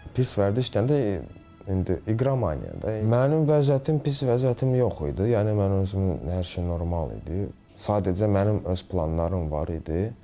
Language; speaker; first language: Azerbaijani; early bilingual, heritage; Azerbaijani